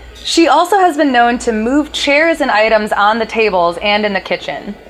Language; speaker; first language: English; native; English